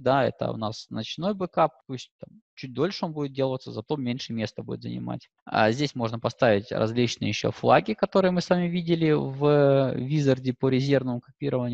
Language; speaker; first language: Russian; native; Russian